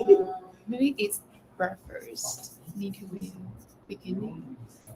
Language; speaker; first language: English; non-native, learner; Chinese